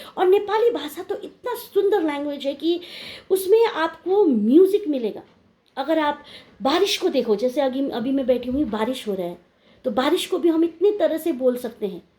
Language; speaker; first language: Hindi; non-native, local second language; Nepali